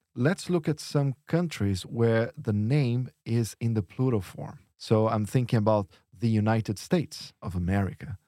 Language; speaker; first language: English; non-native, fluent; Portuguese